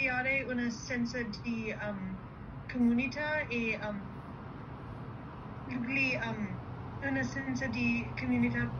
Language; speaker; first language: Italian; non-native, learner; English